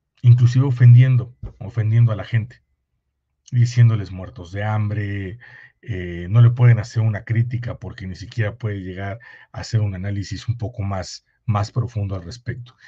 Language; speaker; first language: Spanish; native; Spanish